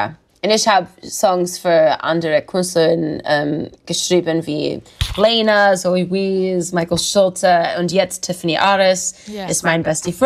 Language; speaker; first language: German; non-native, learner; English